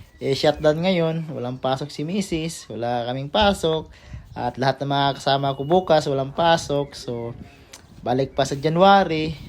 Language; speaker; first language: Filipino; non-native, local second language; Cebuano